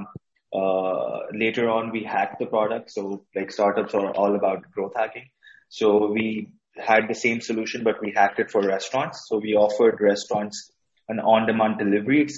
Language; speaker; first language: English; non-native, local second language; Urdu